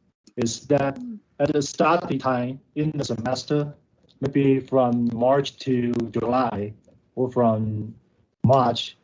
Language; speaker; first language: English; non-native, learner; Chinese